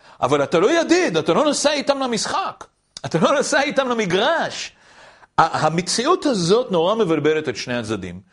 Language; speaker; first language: Hebrew; native; Hebrew